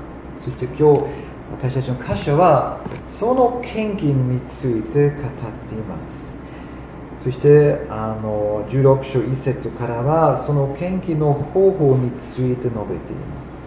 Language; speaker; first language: Japanese; non-native, fluent; German